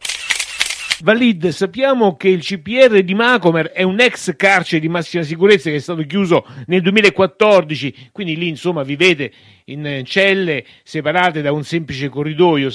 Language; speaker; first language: Italian; native; Italian